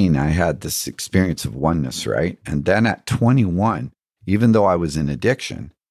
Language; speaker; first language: English; native; English